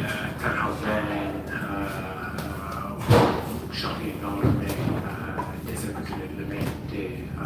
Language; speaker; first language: Spanish; non-native, fluent; English